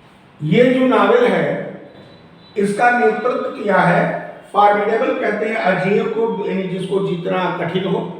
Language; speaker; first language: Hindi; native; Hindi